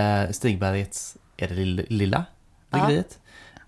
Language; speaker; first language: Swedish; native; Swedish